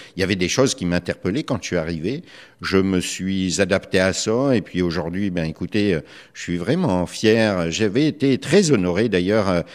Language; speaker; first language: French; native; French